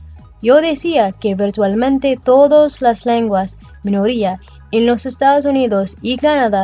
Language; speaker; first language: Spanish; non-native, learner; English